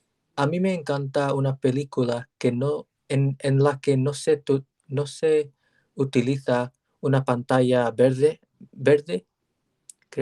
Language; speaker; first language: Spanish; non-native, learner; English